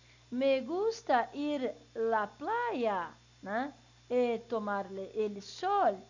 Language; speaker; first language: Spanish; non-native, learner; Portuguese